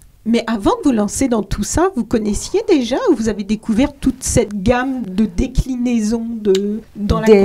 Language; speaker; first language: French; native; French